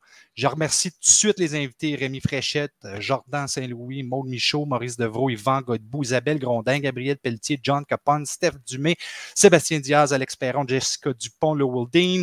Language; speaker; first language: French; native; French